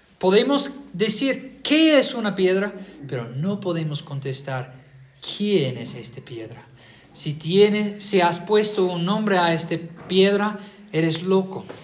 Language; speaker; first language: Spanish; non-native, fluent; English